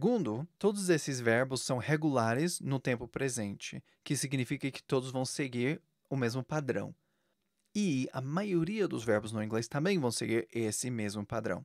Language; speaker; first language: Portuguese; non-native, fluent; English